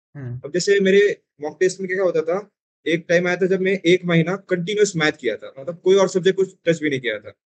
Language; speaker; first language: Hindi; non-native, local second language; Marathi